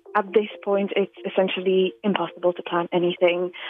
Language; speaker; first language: English; non-native, fluent; Slovak